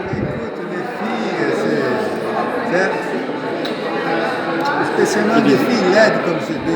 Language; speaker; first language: French; non-native, fluent; Portuguese